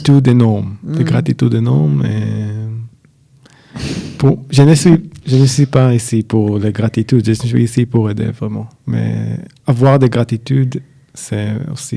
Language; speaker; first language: French; non-native, learner; Hebrew